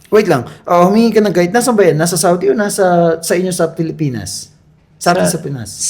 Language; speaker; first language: Filipino; native; Filipino